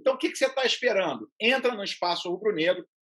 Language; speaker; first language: Portuguese; native; Portuguese